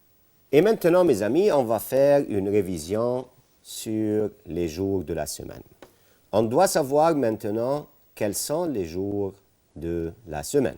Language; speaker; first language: French; non-native, fluent; Arabic